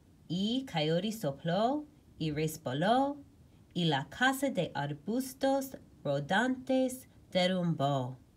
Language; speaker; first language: Spanish; non-native, learner; English